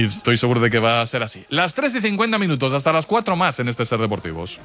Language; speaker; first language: Spanish; native; Spanish